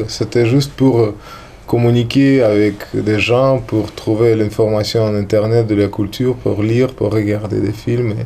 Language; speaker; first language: French; non-native, learner; Russian